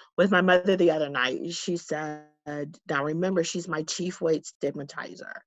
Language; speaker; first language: English; native; English